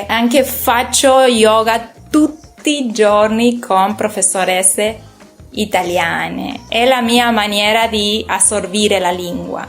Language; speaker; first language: Italian; non-native, learner; Spanish